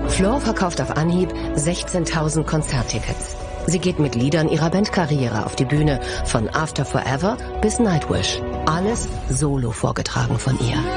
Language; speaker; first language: German; native; German